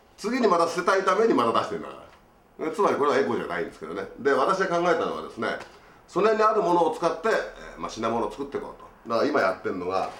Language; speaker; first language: Japanese; native; Japanese